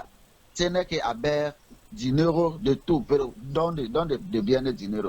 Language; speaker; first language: Spanish; non-native, learner; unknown